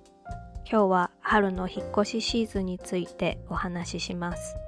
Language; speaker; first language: Japanese; native; Japanese